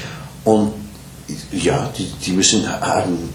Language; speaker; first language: German; non-native, learner; English